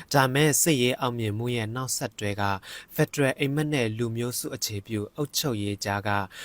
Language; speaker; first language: Burmese; non-native, local second language; Shan